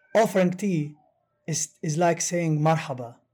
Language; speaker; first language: English; non-native, fluent; Arabic